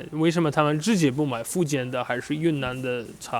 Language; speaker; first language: Chinese; non-native, fluent; Russian